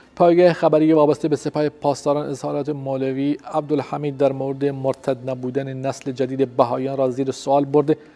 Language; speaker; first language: Persian; non-native, local second language; Central Kurdish